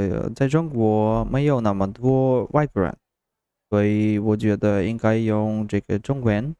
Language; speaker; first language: Chinese; non-native, learner; Russian